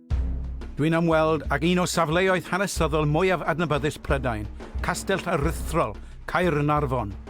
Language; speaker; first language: Welsh; native; Welsh